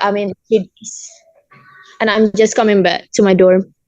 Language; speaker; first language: English; non-native, learner; Indonesian